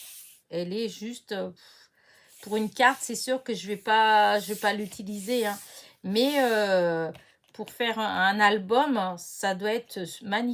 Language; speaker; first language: French; native; French